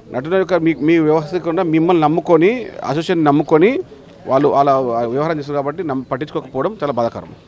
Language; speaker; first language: Telugu; native; Telugu